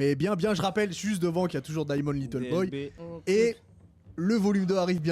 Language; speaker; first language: French; native; French